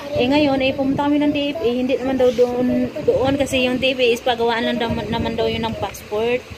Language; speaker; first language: Filipino; non-native, local second language; Cebuano